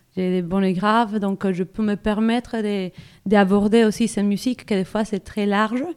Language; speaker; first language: French; non-native, fluent; Spanish